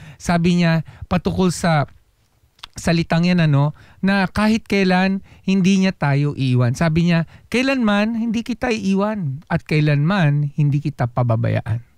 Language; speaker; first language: Filipino; native; Filipino